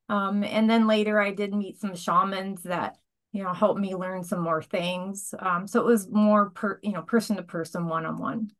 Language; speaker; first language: English; native; English